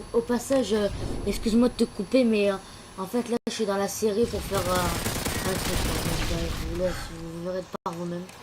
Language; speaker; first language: French; native; French